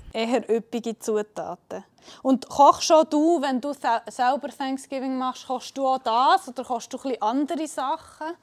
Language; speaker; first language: German; native; German